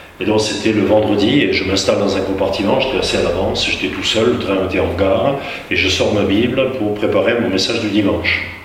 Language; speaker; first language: French; native; French